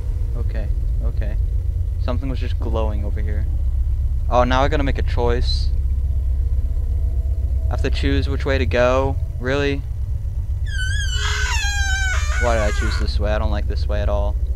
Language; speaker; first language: English; native; English